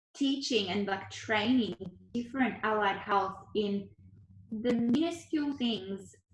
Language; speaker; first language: English; early bilingual, other home language; Ukrainian